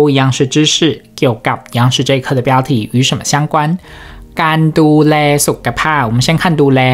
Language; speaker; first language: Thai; non-native, fluent; Chinese